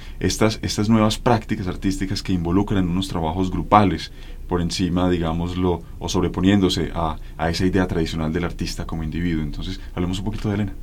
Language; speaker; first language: Spanish; native; Spanish